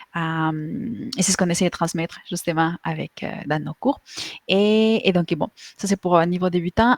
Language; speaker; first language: French; non-native, fluent; Spanish